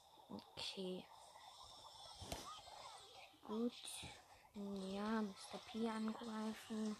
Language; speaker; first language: German; native; German